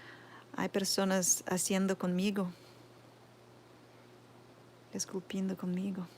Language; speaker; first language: Spanish; non-native, learner; Portuguese